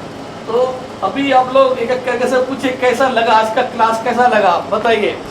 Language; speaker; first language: Hindi; native; Hindi